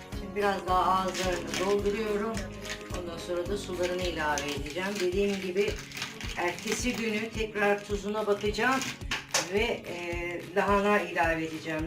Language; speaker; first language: Turkish; native; Turkish